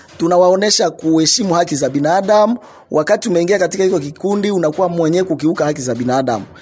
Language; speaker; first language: Swahili; non-native, local second language; Nande